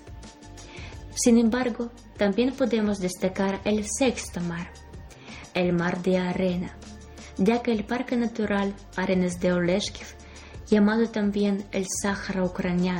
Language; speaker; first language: Spanish; non-native, fluent; Ukrainian